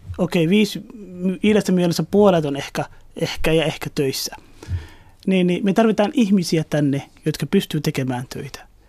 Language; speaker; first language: Finnish; early bilingual, other home language; Somali